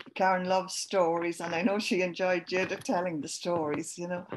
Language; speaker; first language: English; native; English